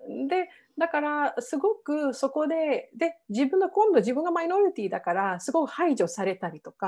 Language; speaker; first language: Japanese; non-native, fluent; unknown